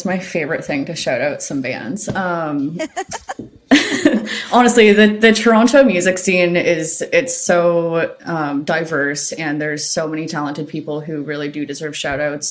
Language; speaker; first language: English; native; English